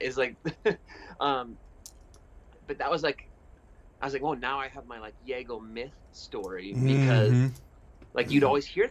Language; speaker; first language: English; native; English